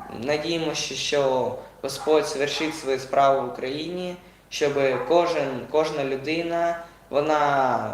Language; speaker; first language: Ukrainian; non-native, local second language; Russian